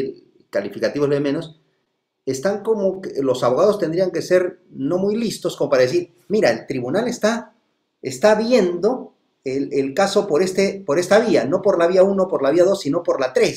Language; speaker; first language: Spanish; native; Spanish